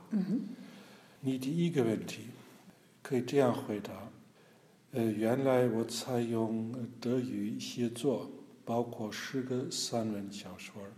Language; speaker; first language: Chinese; non-native, fluent; German